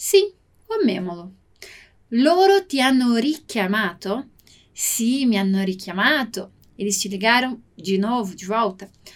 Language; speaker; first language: Italian; non-native, fluent; Portuguese